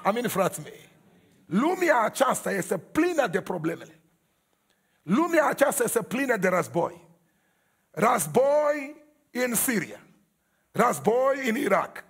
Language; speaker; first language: Romanian; non-native, learner; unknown